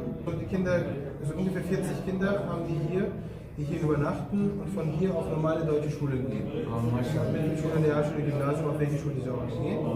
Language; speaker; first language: German; early bilingual, other home language; Turkish